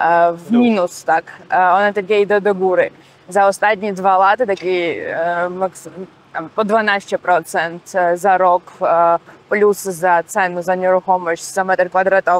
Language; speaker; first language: Polish; non-native, fluent; Georgian